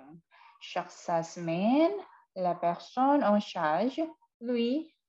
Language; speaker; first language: French; non-native, fluent; Indonesian